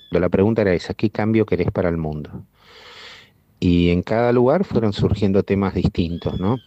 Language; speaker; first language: Spanish; native; Spanish